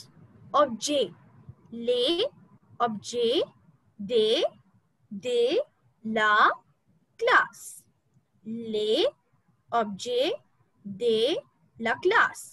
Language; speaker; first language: French; non-native, learner; Hindi